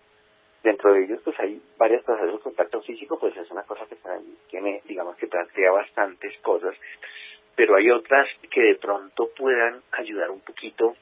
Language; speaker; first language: Spanish; native; Spanish